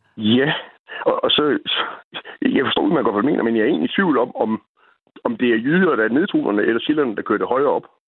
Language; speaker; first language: Danish; native; Danish